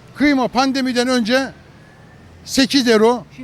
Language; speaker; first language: Turkish; native; Turkish